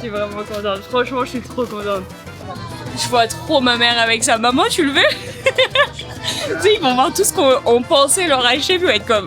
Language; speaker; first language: French; native; French